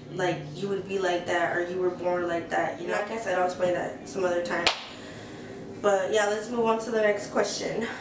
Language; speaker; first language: English; native; English